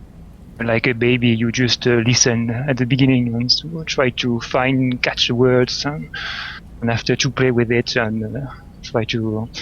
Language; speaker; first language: English; non-native, learner; French